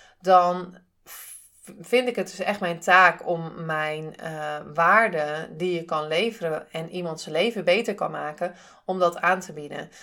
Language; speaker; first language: Dutch; native; Dutch